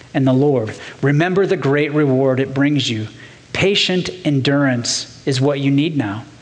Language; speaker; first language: English; native; English